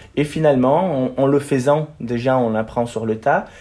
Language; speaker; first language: French; non-native, fluent; Portuguese